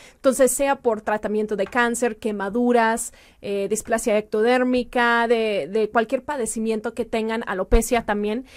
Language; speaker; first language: Spanish; non-native, fluent; English